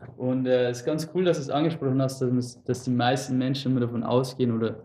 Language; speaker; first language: German; native; German